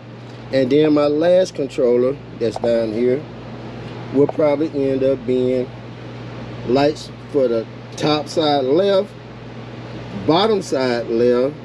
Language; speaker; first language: English; native; English